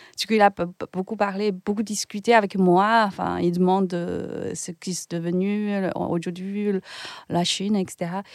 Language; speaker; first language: French; non-native, fluent; Chinese